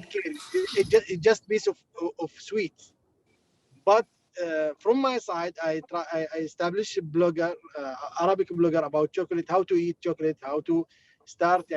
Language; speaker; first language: English; non-native, learner; Arabic